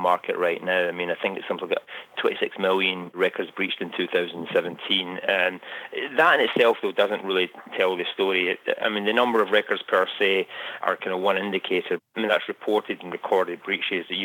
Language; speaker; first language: English; native; English